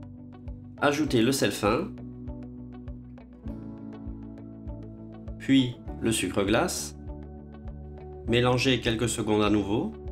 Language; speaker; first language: French; native; French